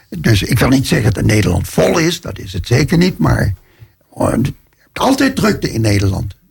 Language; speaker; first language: Dutch; non-native, fluent; Danish